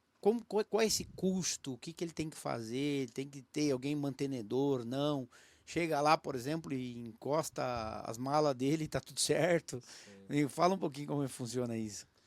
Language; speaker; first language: Portuguese; native; Portuguese